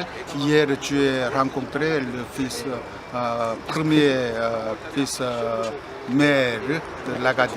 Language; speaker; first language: French; non-native, learner; Korean